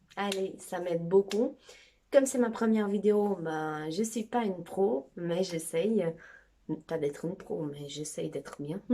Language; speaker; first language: French; non-native, fluent; Portuguese